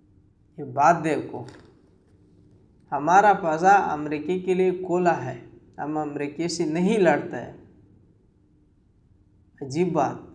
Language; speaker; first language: Hindi; non-native, local second language; Pashto